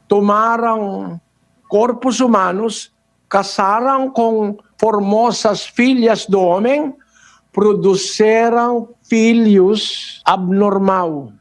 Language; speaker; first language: Portuguese; non-native, learner; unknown